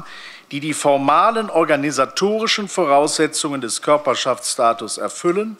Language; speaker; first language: German; native; German